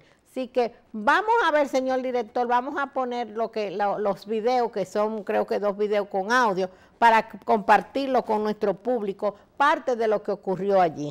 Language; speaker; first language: Spanish; native; Spanish